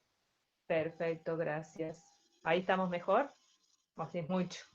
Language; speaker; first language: Spanish; native; Spanish